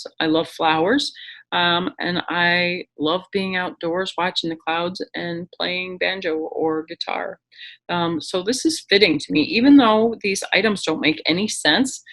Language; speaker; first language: English; native; English